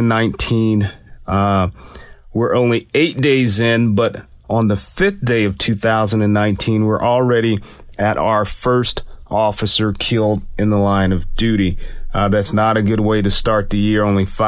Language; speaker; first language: English; native; English